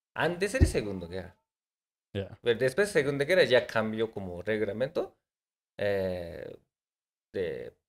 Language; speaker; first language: Spanish; non-native, fluent; Japanese